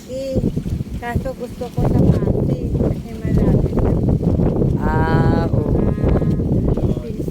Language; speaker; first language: Filipino; non-native, local second language; Hiligaynon